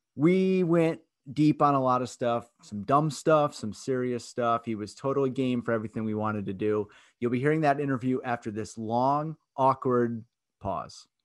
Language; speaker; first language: English; native; English